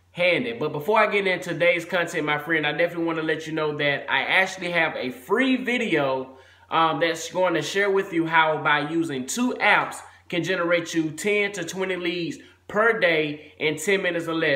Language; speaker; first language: English; native; English